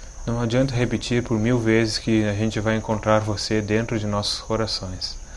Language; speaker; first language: Portuguese; native; Portuguese